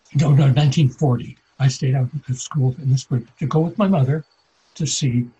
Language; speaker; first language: English; native; English